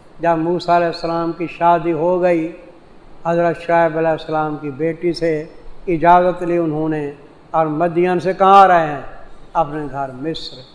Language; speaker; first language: Urdu; non-native, local second language; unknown